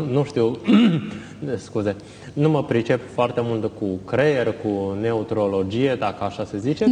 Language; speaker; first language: Romanian; non-native, fluent; Chinese